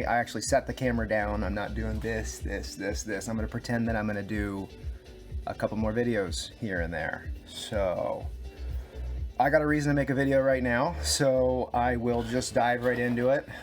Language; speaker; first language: English; native; English